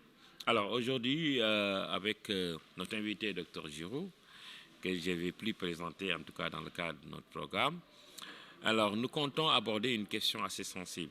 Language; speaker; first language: French; non-native, local second language; Wolof